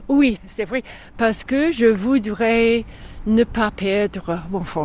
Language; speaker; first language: French; non-native, fluent; English